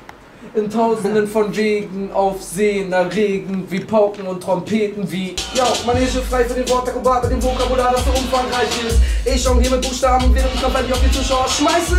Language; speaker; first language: German; native; German